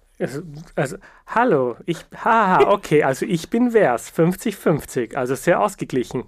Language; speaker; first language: German; early bilingual, other home language; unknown